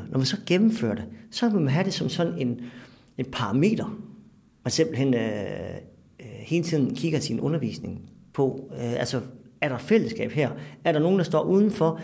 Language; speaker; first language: Danish; native; Danish